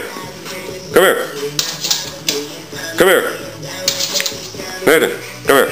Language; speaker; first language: English; native; English